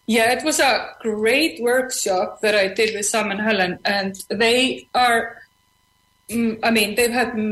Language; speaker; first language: English; non-native, fluent; Icelandic